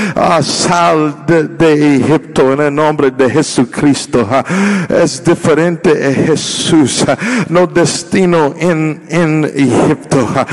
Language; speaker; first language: Spanish; non-native, learner; English